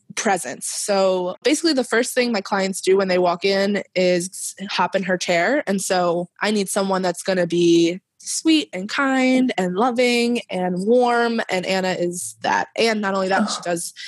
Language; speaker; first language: English; early bilingual, other home language; Spanish